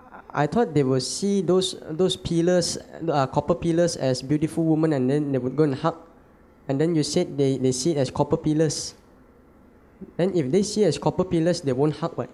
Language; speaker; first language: English; non-native, local second language; Chinese